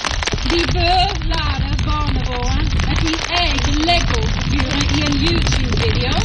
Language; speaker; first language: Norwegian; non-native, fluent; English